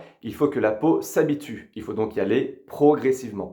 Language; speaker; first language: French; native; French